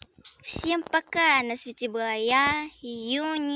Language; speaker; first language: Russian; non-native, local second language; Kazakh